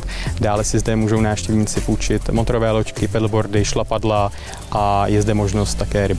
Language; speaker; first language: Czech; native; Czech